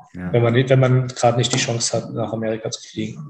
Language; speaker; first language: German; native; German